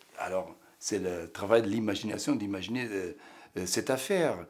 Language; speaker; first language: French; non-native, fluent; Portuguese